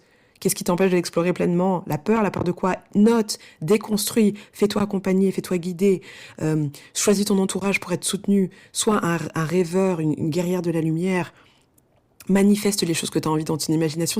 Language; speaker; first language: French; native; French